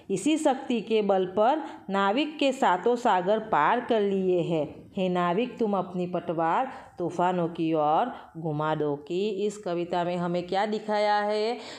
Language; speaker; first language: Hindi; non-native, local second language; Gujarati